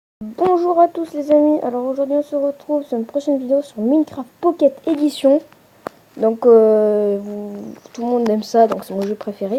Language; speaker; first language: French; native; French